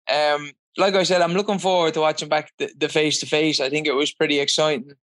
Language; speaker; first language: English; native; English